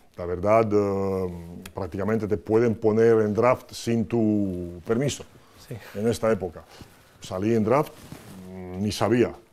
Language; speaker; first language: Spanish; non-native, fluent; Croatian